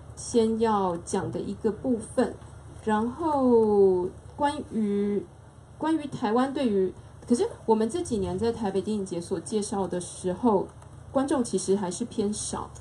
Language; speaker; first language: Chinese; native; Chinese